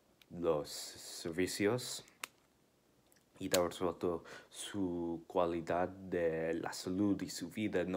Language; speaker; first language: Spanish; non-native, learner; English